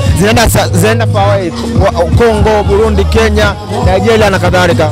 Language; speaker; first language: Swahili; non-native, fluent; English